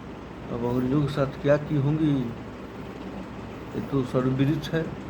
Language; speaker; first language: Hindi; native; Hindi